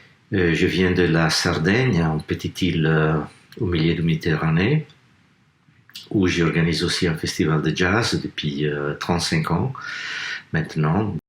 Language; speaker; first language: French; non-native, fluent; Italian